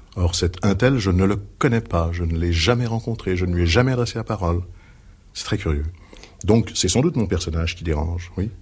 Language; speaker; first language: French; native; French